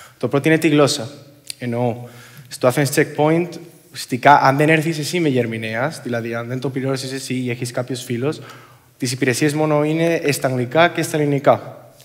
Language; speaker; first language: Greek; non-native, fluent; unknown